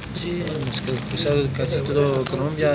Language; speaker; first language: Spanish; non-native, fluent; French